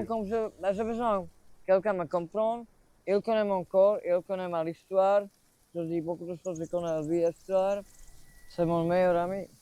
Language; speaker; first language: French; non-native, learner; Slovak